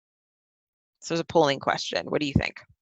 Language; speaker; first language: English; native; English